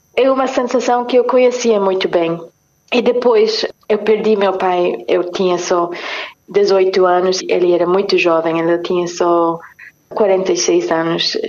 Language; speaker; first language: Portuguese; non-native, fluent; English